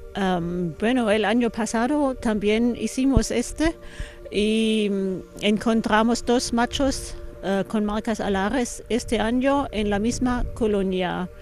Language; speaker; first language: Spanish; non-native, fluent; German